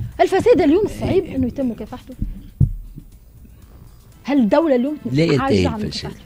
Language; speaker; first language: Arabic; native; Arabic